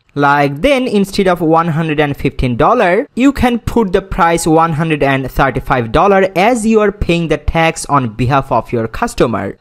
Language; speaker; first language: English; non-native, local second language; Bangla